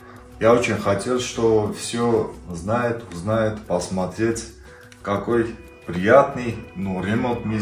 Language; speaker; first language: Russian; non-native, learner; Armenian